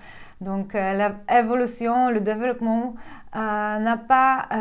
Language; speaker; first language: French; non-native, fluent; Polish